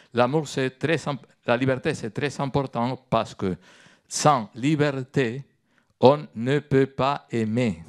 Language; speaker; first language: French; non-native, fluent; Spanish